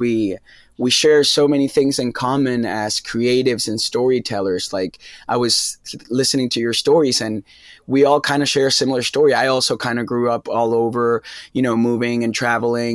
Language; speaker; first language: English; non-native, fluent; Spanish